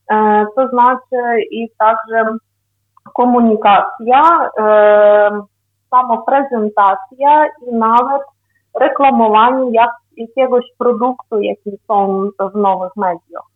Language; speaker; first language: Polish; non-native, fluent; Ukrainian